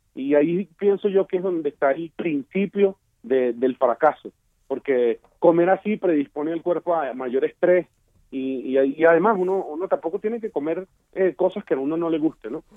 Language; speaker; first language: Spanish; native; Spanish